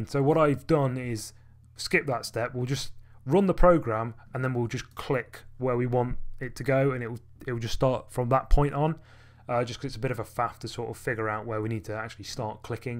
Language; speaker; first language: English; native; English